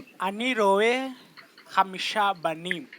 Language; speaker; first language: Hebrew; non-native, learner; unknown